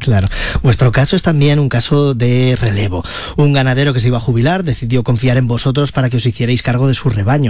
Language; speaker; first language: Spanish; native; Spanish